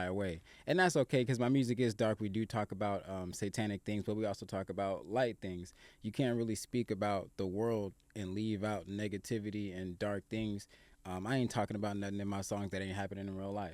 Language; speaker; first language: English; native; English